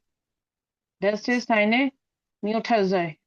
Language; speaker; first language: German; non-native, learner; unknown